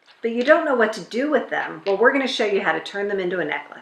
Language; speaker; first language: English; native; English